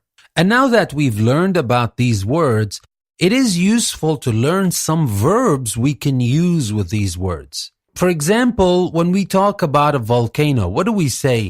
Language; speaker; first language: English; non-native, fluent; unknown